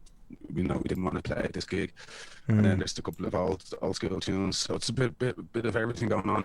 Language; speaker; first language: English; native; English